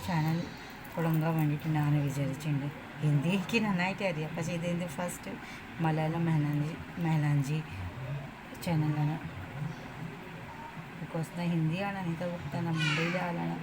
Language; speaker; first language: Malayalam; non-native, fluent; Hindi